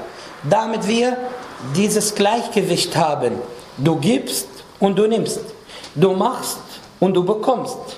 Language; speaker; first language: German; non-native, fluent; Arabic